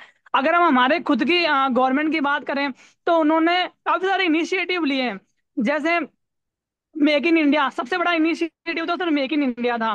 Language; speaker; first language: Hindi; native; Hindi